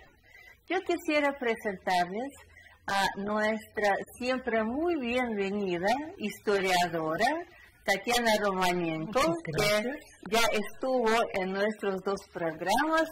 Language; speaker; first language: Spanish; non-native, fluent; Russian